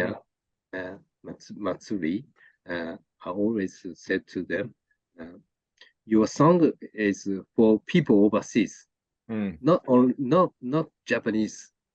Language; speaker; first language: English; non-native, learner; Japanese